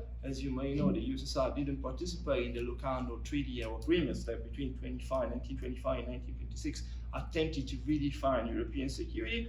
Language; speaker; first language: English; non-native, fluent; Italian